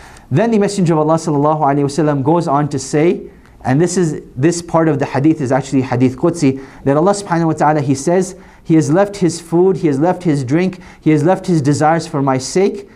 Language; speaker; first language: English; native; English